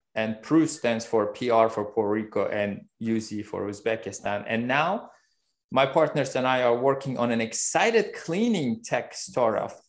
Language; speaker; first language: English; non-native, fluent; Uzbek